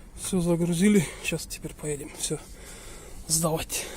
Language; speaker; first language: Russian; non-native, local second language; Kazakh